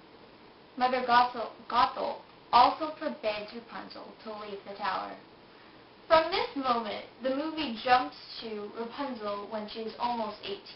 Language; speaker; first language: English; native; English